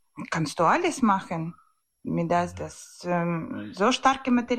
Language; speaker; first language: German; non-native, learner; Ukrainian